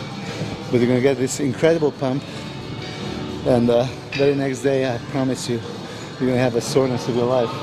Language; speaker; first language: English; non-native, fluent; Serbian